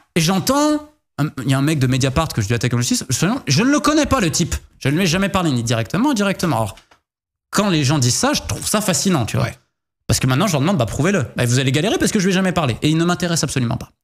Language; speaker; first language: French; native; French